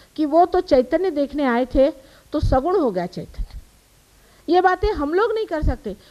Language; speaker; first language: Hindi; non-native, local second language; Marathi